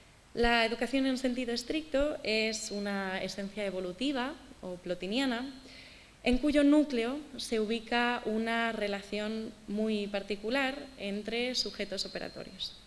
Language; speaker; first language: Spanish; native; Spanish